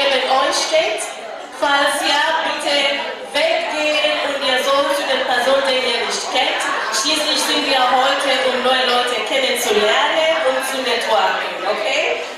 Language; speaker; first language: German; non-native, fluent; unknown